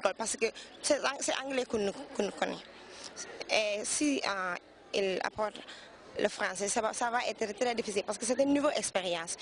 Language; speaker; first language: French; non-native, learner; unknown